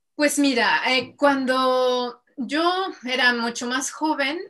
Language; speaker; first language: Spanish; native; Spanish